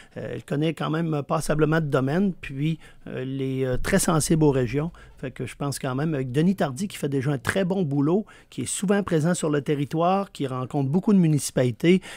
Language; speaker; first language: French; native; French